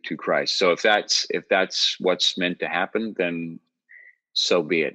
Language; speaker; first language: English; native; English